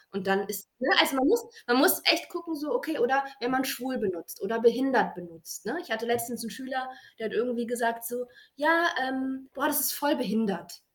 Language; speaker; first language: German; native; German